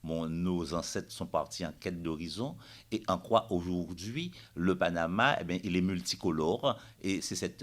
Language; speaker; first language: French; native; French